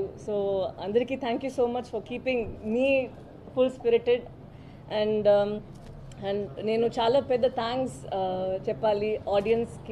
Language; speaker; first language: Telugu; non-native, local second language; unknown